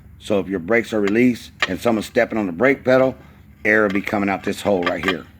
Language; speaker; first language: English; native; English